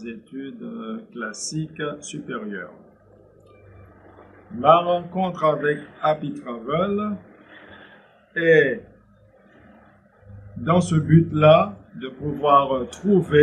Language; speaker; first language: French; non-native, local second language; Haitian Creole